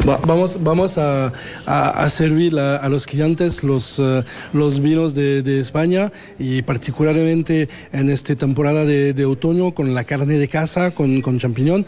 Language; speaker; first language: Spanish; non-native, learner; French